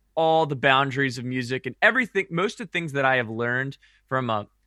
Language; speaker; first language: English; native; English